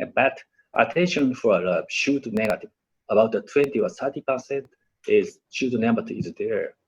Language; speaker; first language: English; non-native, learner; Japanese